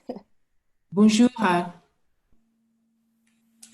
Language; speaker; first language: French; non-native, fluent; Italian